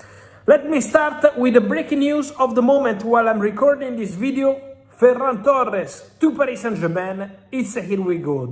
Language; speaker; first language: English; non-native, fluent; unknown